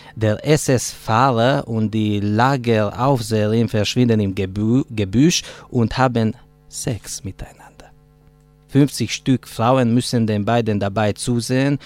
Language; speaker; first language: German; non-native, fluent; Hungarian